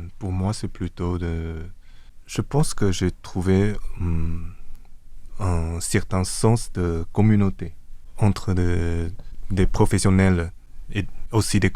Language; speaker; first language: French; non-native, fluent; Chinese